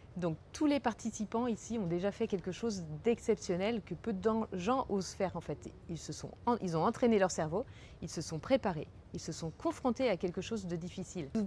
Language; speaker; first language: French; native; French